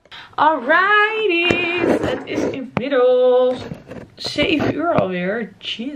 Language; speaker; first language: Dutch; native; Dutch